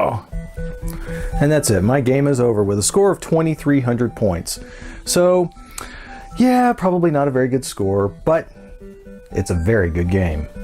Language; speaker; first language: English; native; English